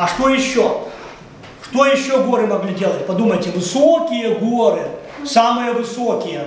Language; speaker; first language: Russian; native; Russian